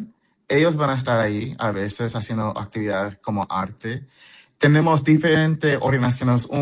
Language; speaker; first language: Spanish; non-native, fluent; English